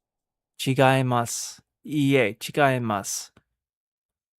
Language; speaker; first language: Japanese; non-native, learner; English